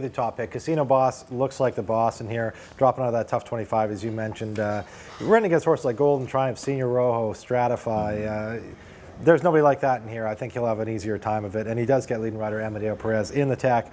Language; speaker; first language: English; native; English